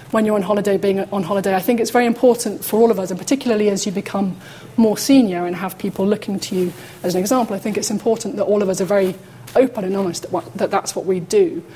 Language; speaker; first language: English; native; English